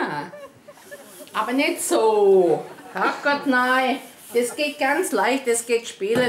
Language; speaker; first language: German; native; German